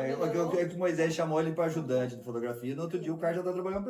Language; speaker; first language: Portuguese; native; Portuguese